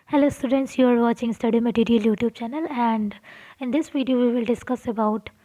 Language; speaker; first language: English; non-native, local second language; Hindi